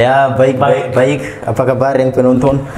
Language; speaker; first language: Indonesian; non-native, learner; Malagasy